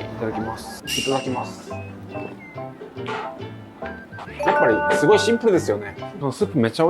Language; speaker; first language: Japanese; non-native, fluent; Korean